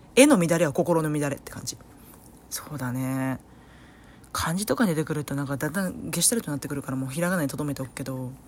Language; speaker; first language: Japanese; early bilingual, other home language; Vietnamese